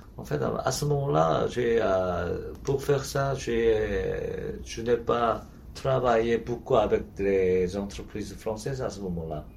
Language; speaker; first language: French; non-native, learner; Korean